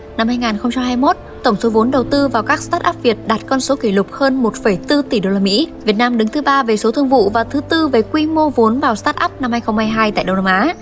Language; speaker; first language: Vietnamese; native; Vietnamese